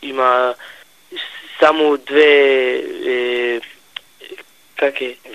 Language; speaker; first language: Bulgarian; non-native, learner; Hebrew